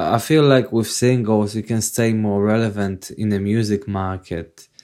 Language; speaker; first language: English; non-native, fluent; Polish